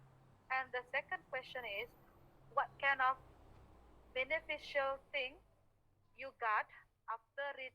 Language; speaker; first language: English; non-native, fluent; Indonesian